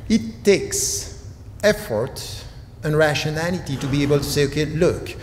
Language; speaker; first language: English; non-native, fluent; French